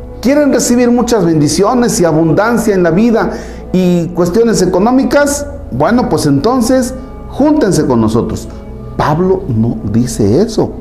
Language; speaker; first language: Spanish; native; Spanish